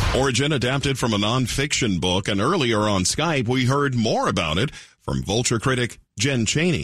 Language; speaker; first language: English; native; English